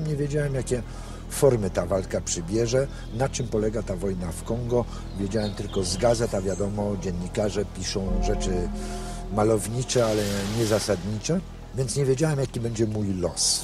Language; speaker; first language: Polish; native; Polish